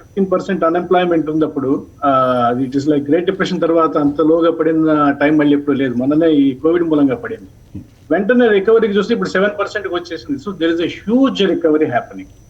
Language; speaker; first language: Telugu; native; Telugu